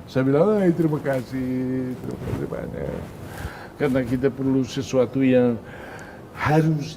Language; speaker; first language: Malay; non-native, fluent; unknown